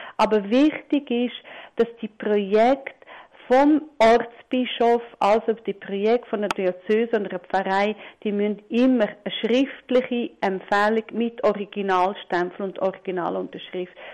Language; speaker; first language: German; non-native, local second language; Romansh